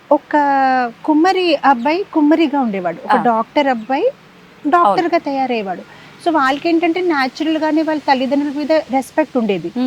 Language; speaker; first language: Telugu; non-native, fluent; Gujarati